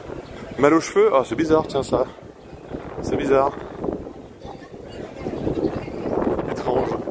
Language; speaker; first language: French; native; French